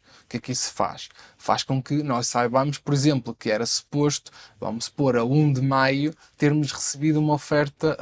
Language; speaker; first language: Portuguese; native; Portuguese